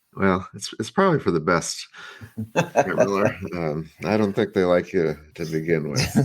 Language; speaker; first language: English; native; English